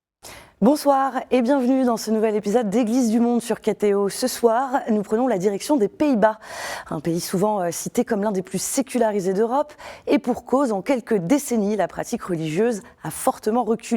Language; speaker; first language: French; native; French